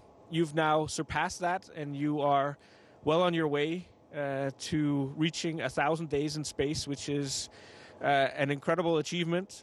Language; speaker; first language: English; non-native, fluent; Danish